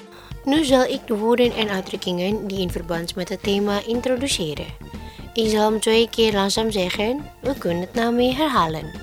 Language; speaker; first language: Dutch; non-native, learner; Indonesian